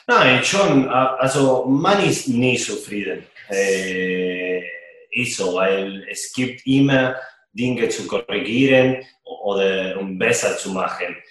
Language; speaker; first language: German; non-native, fluent; Spanish